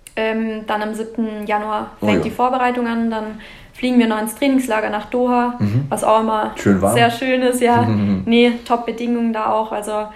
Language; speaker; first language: German; native; German